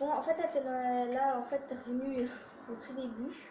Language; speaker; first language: French; native; French